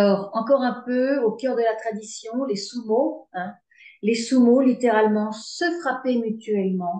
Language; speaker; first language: French; native; French